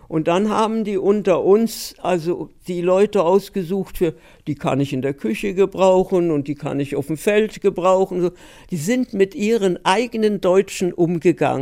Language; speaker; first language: German; early bilingual, heritage; German